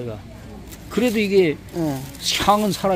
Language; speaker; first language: Korean; native; Korean